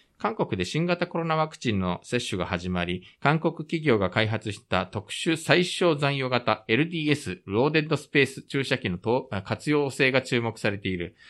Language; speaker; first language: Japanese; native; Japanese